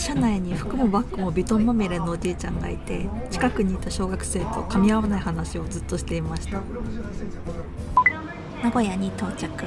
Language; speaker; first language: Japanese; native; Japanese